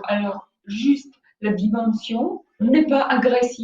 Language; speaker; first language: French; non-native, fluent; Polish